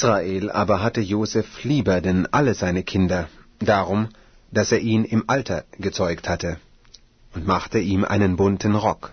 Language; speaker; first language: German; native; German